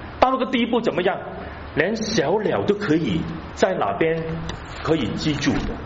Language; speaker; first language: Chinese; non-native, local second language; Cantonese